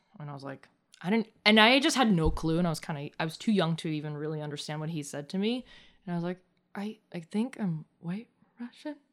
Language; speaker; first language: English; early bilingual, other home language; Russian